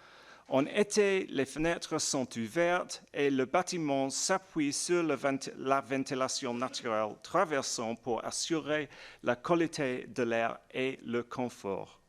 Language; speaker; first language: French; non-native, learner; English